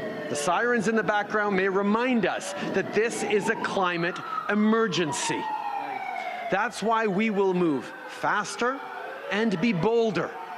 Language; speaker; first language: English; early bilingual, other home language; French